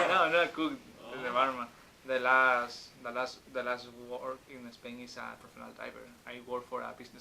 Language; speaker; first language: English; non-native, learner; Spanish